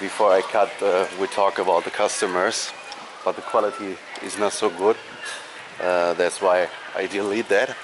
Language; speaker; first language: English; non-native, learner; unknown